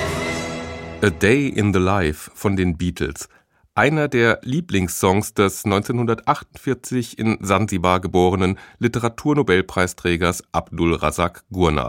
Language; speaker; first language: German; native; German